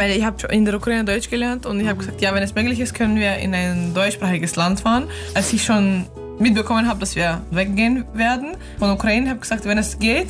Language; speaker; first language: German; non-native, fluent; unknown